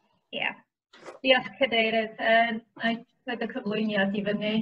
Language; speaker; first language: Welsh; native; Welsh